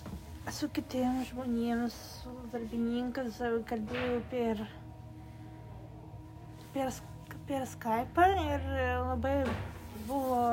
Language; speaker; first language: Lithuanian; non-native, learner; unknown